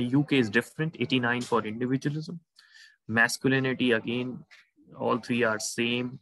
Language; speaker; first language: English; non-native, local second language; Hindi